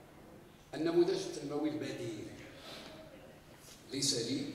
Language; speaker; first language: Arabic; native; Arabic